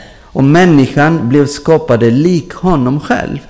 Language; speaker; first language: Swedish; non-native, fluent; Spanish